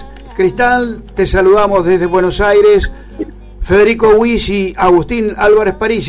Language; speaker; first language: Spanish; native; Spanish